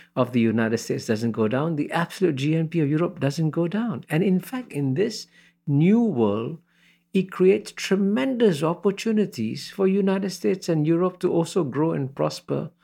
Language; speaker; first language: English; early bilingual, other home language; Hindi